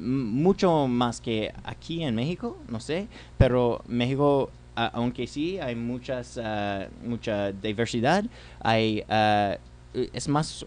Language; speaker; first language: Spanish; non-native, learner; English